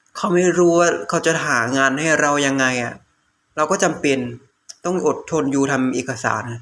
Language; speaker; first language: Lao; native; Lao